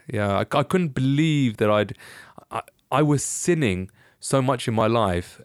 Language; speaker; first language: English; native; English